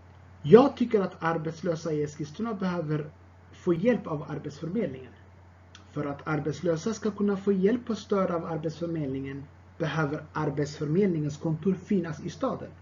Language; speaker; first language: Swedish; non-native, fluent; Tigrinya